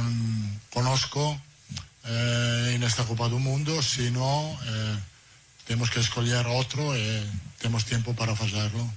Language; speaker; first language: Portuguese; non-native, fluent; Italian